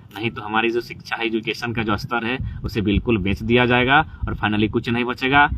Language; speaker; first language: Hindi; non-native, local second language; Magahi